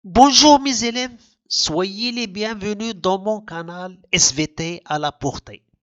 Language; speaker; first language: French; non-native, local second language; Arabic